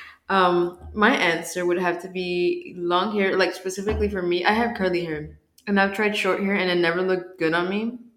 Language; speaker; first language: English; early bilingual, other home language; Spanish